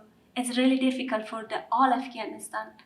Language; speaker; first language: English; non-native, learner; Persian